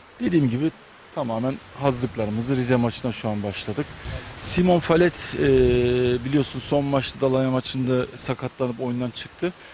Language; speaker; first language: Turkish; native; Turkish